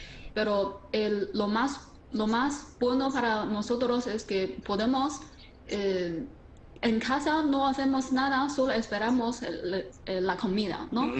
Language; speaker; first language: Spanish; non-native, fluent; Chinese